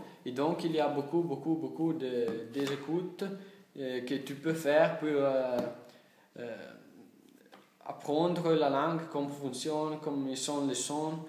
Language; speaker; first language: French; non-native, learner; Italian